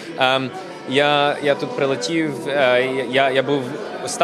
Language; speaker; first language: Ukrainian; early bilingual, heritage; Ukrainian